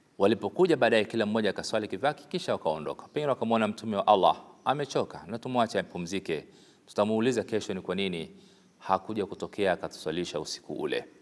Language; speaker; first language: Swahili; native; Swahili